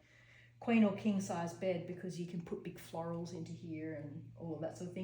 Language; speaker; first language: English; native; English